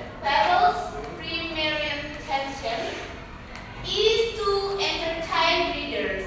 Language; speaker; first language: English; non-native, learner; Indonesian